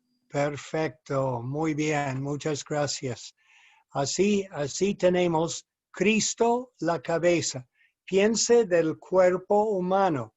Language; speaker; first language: Spanish; non-native, fluent; English